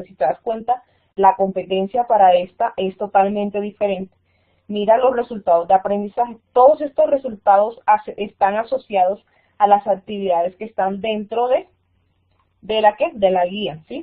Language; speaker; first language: Spanish; native; Spanish